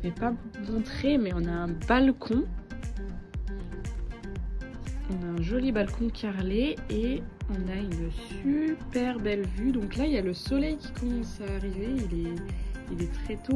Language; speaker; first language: French; native; French